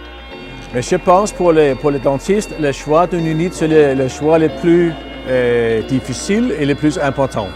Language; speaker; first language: French; non-native, learner; Danish